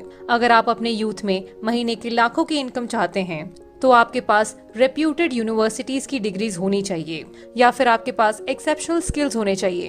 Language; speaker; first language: Hindi; native; Hindi